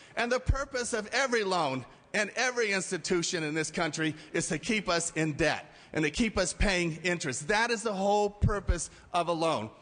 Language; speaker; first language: English; native; English